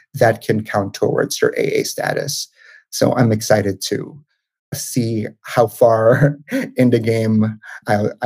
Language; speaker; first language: English; non-native, local second language; Filipino